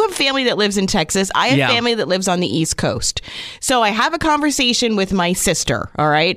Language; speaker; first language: English; native; English